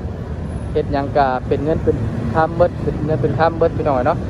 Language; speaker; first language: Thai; non-native, local second language; Lao